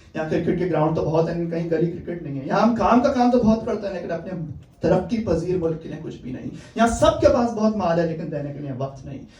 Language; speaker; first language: Urdu; native; Urdu